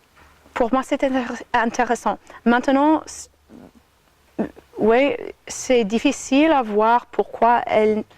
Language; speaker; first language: French; non-native, fluent; English